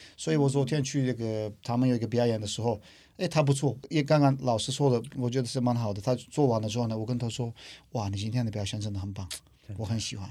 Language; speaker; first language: Chinese; non-native, fluent; Turkish